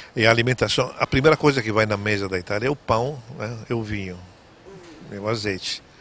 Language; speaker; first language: Portuguese; non-native, fluent; Italian